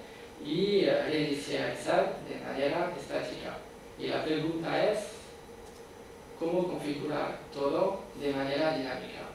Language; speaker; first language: Spanish; non-native, fluent; French